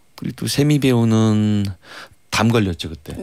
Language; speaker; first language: Korean; native; Korean